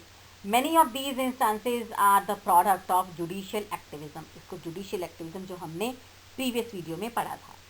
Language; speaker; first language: English; non-native, local second language; Hindi